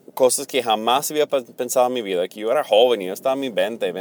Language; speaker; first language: Spanish; non-native, fluent; English